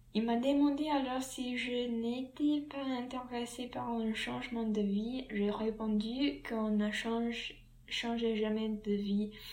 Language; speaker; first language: French; non-native, learner; English